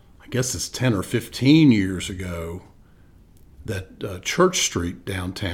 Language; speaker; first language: English; native; English